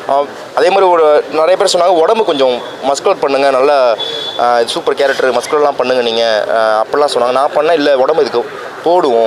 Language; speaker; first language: Tamil; native; Tamil